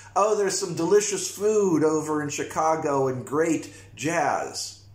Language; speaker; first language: English; native; English